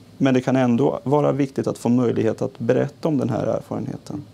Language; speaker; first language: Swedish; native; Swedish